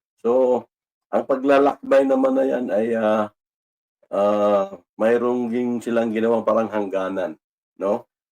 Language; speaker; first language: Filipino; non-native, local second language; Cebuano